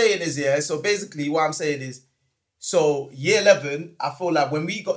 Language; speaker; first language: English; native; English